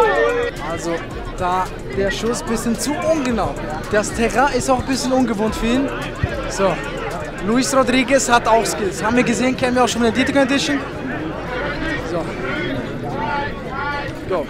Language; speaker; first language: German; native; German